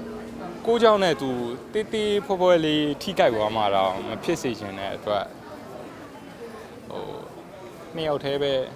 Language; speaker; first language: Burmese; native; Burmese